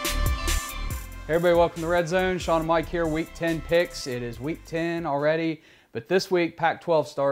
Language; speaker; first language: English; native; English